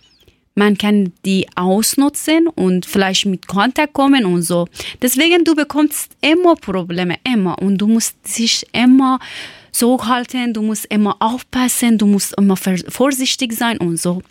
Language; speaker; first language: German; non-native, learner; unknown